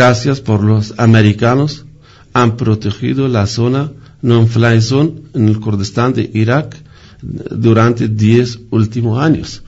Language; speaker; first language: Spanish; non-native, fluent; Kurdish